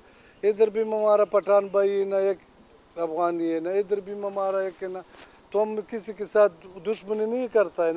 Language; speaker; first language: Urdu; non-native, local second language; Pashto